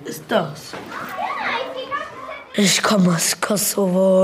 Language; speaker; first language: German; early bilingual, other home language; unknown